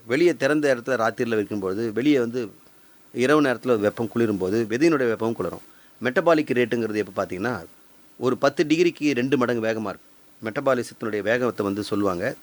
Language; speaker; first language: Tamil; native; Tamil